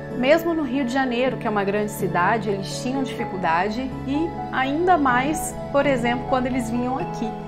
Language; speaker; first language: Portuguese; native; Portuguese